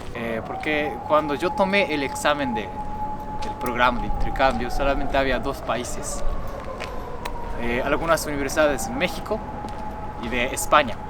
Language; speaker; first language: Spanish; non-native, fluent; Japanese